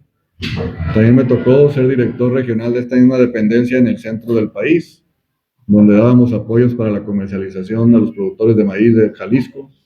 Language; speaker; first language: Spanish; native; Spanish